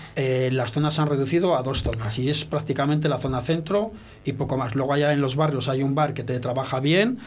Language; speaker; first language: Spanish; early bilingual, heritage; French